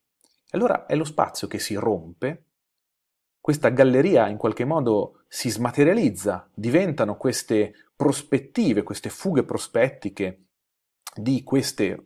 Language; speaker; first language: Italian; native; Italian